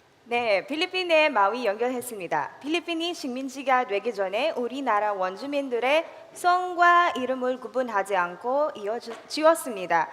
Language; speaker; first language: Korean; non-native, learner; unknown